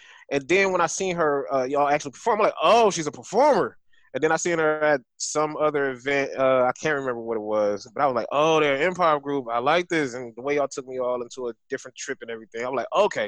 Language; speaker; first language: English; native; English